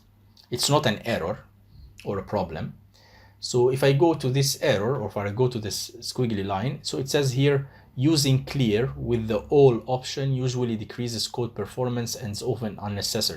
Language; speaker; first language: English; non-native, fluent; Arabic